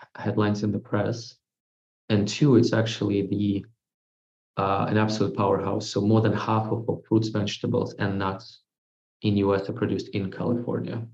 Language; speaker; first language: English; non-native, fluent; Russian